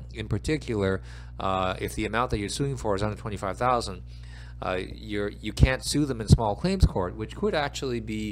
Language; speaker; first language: English; native; English